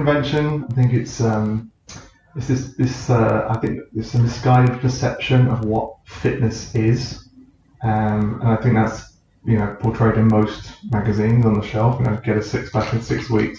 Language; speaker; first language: English; native; English